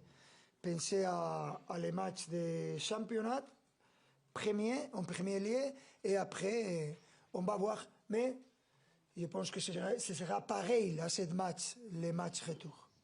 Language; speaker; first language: French; non-native, fluent; Spanish